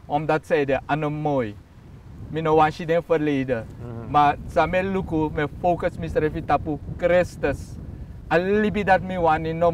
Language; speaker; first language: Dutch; non-native, local second language; Sranan Tongo